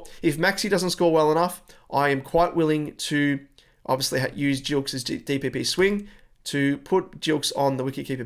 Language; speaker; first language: English; native; English